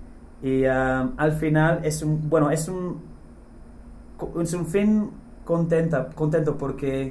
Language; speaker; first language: Spanish; non-native, fluent; English